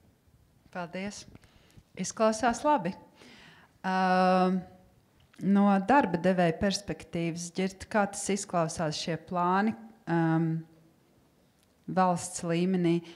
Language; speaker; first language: Latvian; native; Latvian